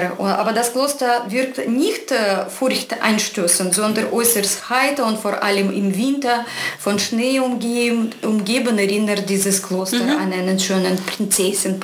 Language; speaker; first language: German; non-native, fluent; Russian